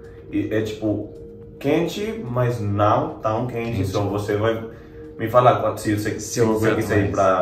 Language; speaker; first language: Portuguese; non-native, fluent; English